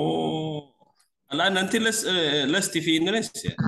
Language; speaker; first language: Arabic; non-native, learner; Indonesian